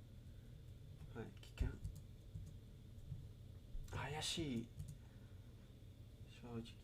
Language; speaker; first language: Japanese; non-native, learner; English